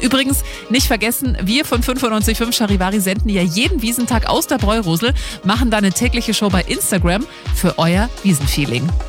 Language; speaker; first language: German; native; German